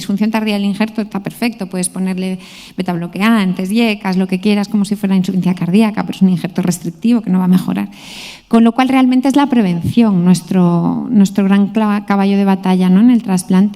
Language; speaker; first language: Spanish; native; Spanish